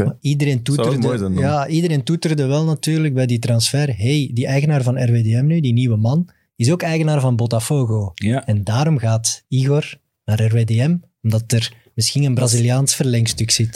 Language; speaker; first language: Dutch; native; Dutch